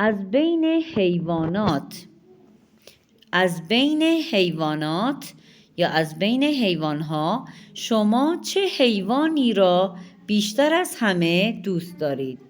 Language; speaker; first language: Persian; non-native, fluent; Urdu